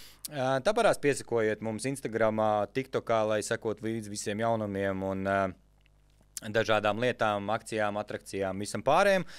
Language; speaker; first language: Latvian; native; Latvian